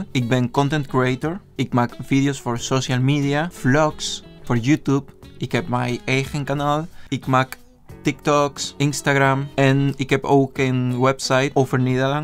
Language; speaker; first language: Dutch; non-native, learner; Spanish